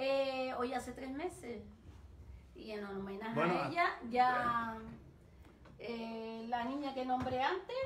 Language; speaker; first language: Spanish; native; Spanish